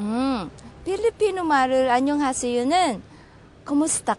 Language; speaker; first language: Korean; non-native, learner; Filipino